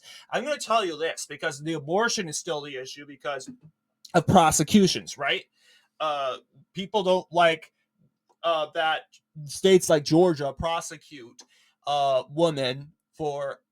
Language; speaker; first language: English; native; English